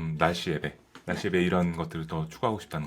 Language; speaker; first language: Korean; native; Korean